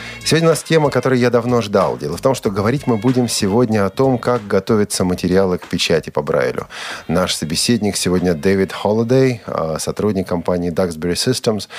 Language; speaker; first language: Russian; native; Russian